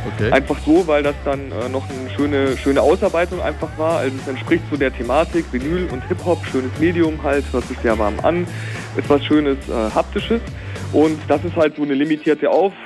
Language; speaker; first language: German; native; German